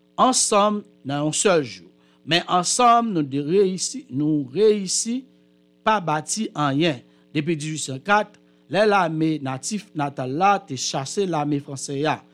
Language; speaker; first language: French; native; French